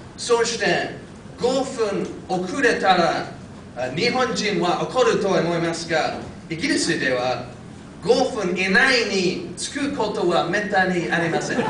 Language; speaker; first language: Japanese; non-native, fluent; English